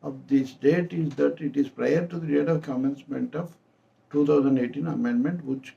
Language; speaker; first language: English; non-native, local second language; Telugu